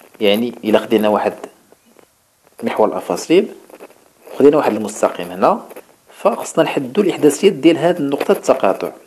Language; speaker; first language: Arabic; native; Arabic